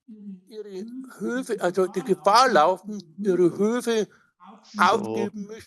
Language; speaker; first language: German; native; German